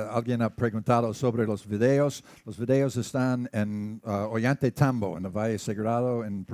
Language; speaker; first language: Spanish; non-native, learner; English